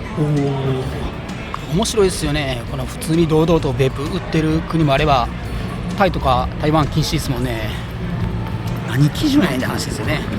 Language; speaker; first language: Japanese; native; Japanese